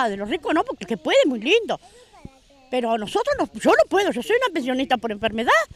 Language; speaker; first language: Spanish; native; Spanish